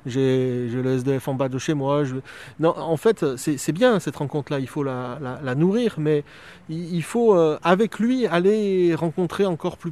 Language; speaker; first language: French; native; French